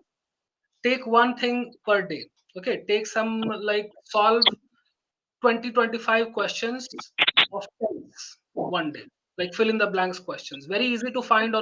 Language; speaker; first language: English; non-native, local second language; Hindi